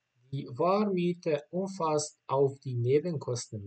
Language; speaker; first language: German; non-native, fluent; Bosnian